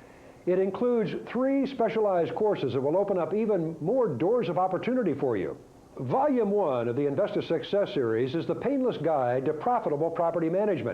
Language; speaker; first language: English; native; English